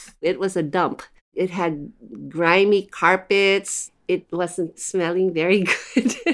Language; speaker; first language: English; non-native, local second language; Filipino